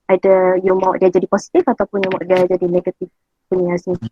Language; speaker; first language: Malay; native; Malay